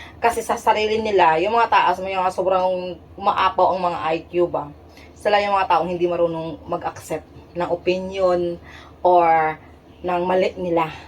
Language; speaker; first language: Filipino; non-native, local second language; Hiligaynon